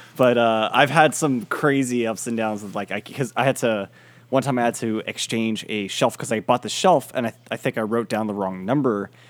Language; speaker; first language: English; early bilingual, other home language; Filipino